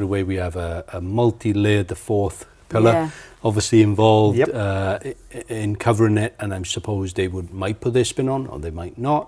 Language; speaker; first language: English; native; English